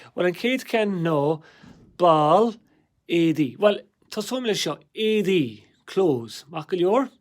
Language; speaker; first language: Irish; native; Irish